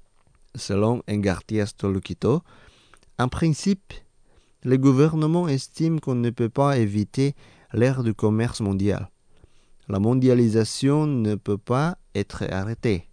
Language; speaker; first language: French; non-native, fluent; Indonesian